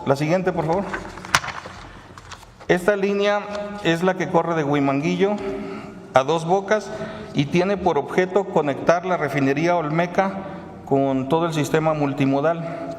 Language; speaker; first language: Spanish; native; Spanish